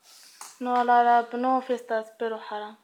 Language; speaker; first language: Catalan; non-native, learner; Arabic